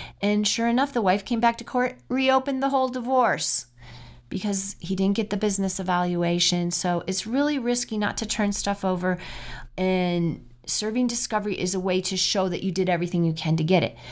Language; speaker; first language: English; native; English